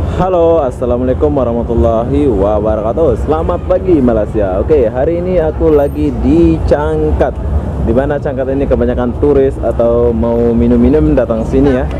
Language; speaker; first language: Indonesian; native; Indonesian